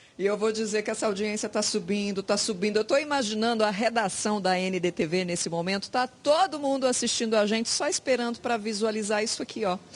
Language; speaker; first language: Portuguese; native; Portuguese